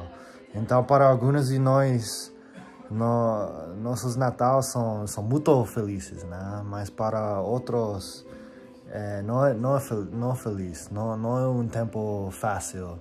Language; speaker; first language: Portuguese; non-native, fluent; English